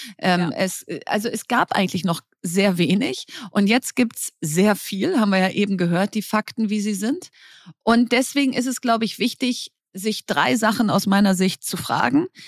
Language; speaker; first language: German; native; German